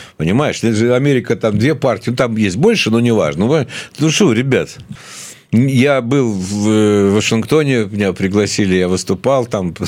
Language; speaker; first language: Russian; native; Russian